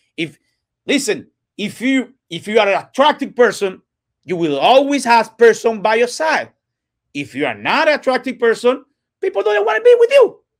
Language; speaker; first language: English; non-native, learner; Spanish